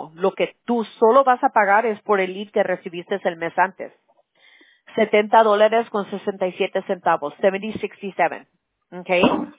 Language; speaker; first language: Spanish; early bilingual, heritage; Spanish